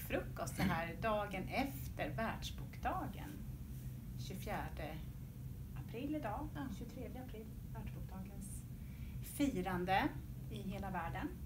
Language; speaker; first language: Swedish; native; Swedish